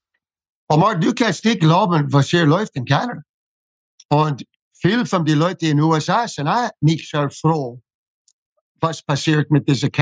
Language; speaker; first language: German; non-native, fluent; English